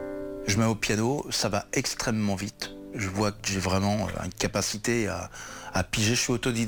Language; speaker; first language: French; native; French